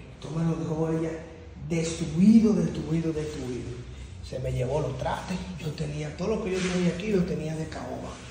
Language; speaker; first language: Spanish; native; Spanish